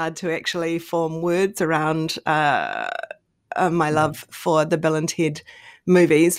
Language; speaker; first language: English; native; English